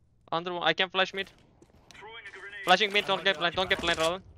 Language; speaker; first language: English; non-native, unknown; Turkish